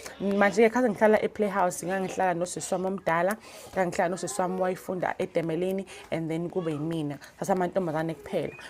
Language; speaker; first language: Zulu; native; Zulu